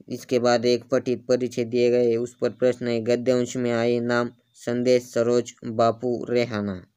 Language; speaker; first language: Hindi; non-native, local second language; Marathi